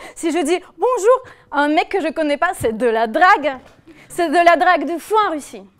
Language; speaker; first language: French; non-native, fluent; Russian